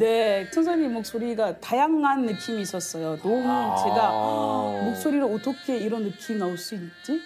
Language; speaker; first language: Korean; non-native, learner; French